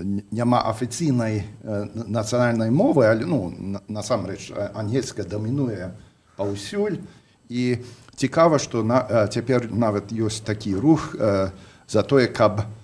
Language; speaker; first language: Belarusian; non-native, fluent; English